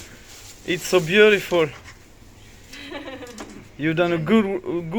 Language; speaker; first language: English; non-native, learner; French